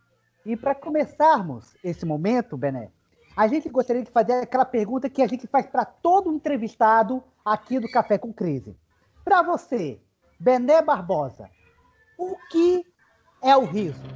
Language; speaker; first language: Portuguese; native; Portuguese